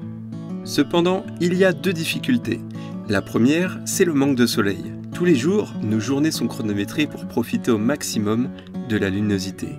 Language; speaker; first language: French; native; French